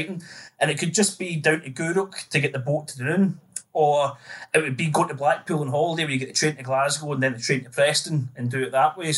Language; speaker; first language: English; native; English